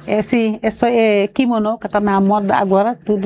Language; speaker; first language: Portuguese; non-native, learner; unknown